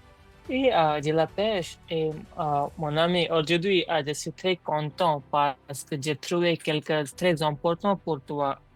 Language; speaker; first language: French; non-native, learner; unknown